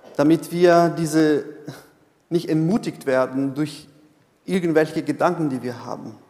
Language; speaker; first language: German; non-native, fluent; Portuguese